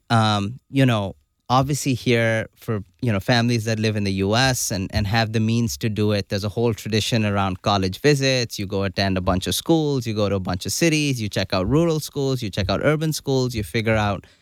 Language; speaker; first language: English; non-native, local second language; Urdu